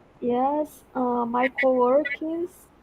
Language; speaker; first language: English; non-native, learner; Portuguese